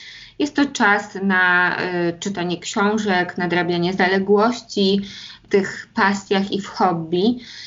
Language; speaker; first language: Polish; native; Polish